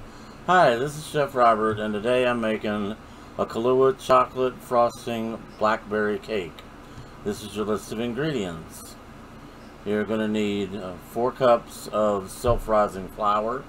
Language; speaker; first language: English; native; English